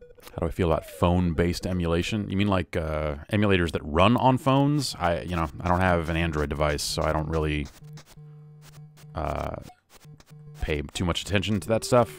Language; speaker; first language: English; native; English